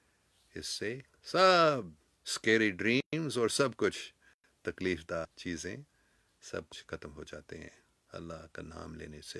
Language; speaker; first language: Hindi; non-native, fluent; English